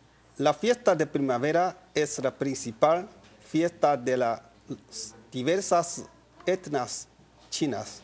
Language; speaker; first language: Spanish; non-native, learner; Chinese